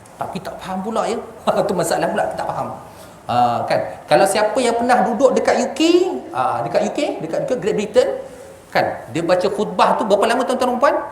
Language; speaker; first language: Malay; non-native, local second language; Javanese